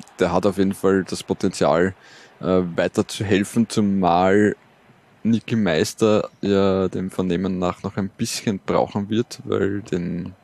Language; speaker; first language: German; native; German